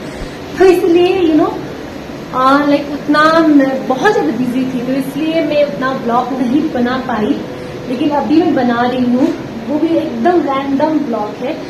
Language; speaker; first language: Hindi; non-native, local second language; Nepali